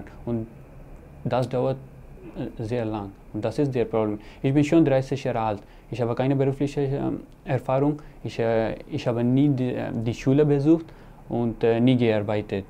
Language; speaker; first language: German; non-native, learner; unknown